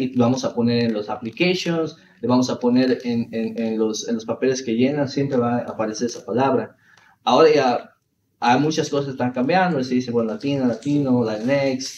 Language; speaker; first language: Spanish; early bilingual, heritage; Spanish